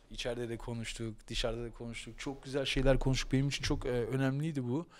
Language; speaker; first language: Turkish; early bilingual, heritage; Turkish